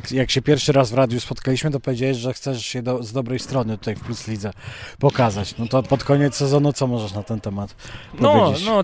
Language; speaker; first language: Polish; native; Polish